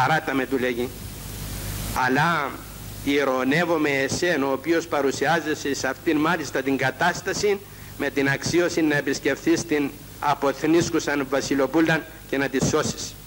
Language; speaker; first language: Greek; native; Greek